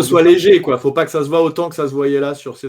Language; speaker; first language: French; native; French